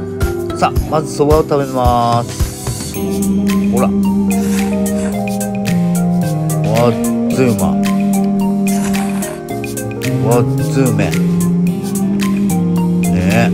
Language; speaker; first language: Japanese; native; Japanese